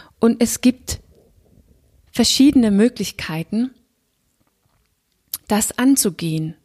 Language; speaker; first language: German; non-native, fluent; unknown